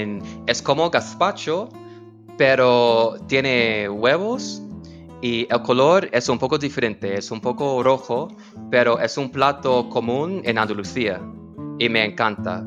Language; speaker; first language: Spanish; non-native, learner; English